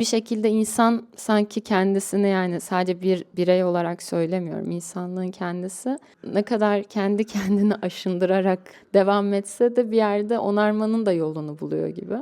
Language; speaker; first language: Turkish; native; Turkish